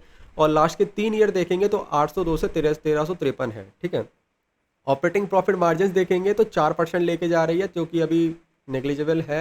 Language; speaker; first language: Hindi; native; Hindi